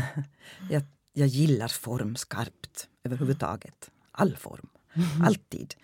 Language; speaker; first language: Swedish; native; Swedish